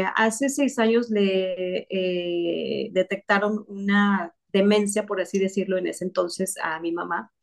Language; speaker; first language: Spanish; native; Spanish